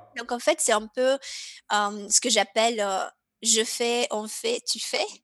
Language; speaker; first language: French; non-native, fluent; Romanian